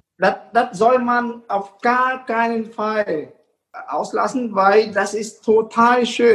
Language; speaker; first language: German; non-native, fluent; Vietnamese